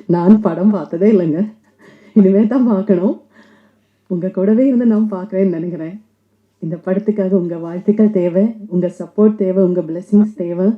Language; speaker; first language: Tamil; non-native, local second language; Malayalam